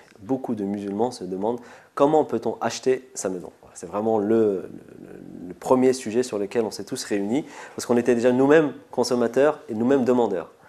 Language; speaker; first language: French; early bilingual, other home language; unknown